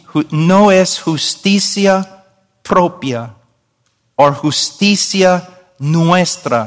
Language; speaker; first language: Spanish; non-native, fluent; English